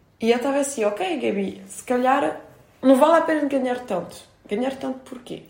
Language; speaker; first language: Portuguese; non-native, fluent; French